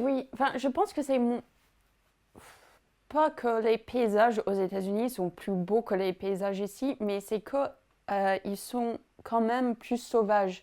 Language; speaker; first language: French; non-native, fluent; English